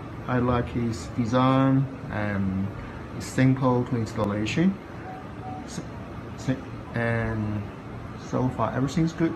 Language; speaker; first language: English; non-native, learner; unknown